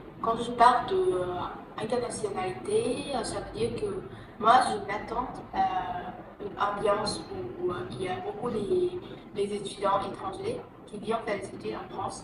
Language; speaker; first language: French; non-native, fluent; Vietnamese